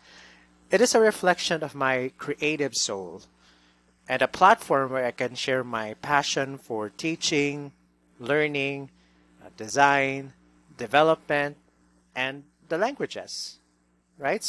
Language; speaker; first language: English; non-native, local second language; Cebuano